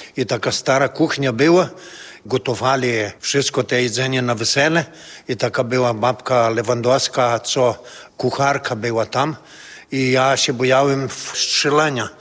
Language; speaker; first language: Polish; early bilingual, heritage; Polish